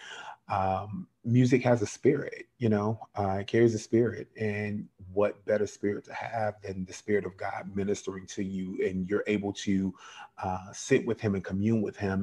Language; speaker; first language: English; native; English